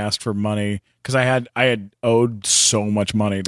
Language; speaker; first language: English; native; English